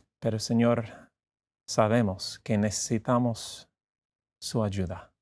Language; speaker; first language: Spanish; non-native, fluent; English